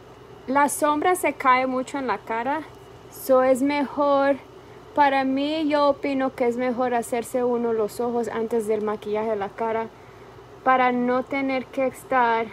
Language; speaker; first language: Spanish; early bilingual, heritage; Spanish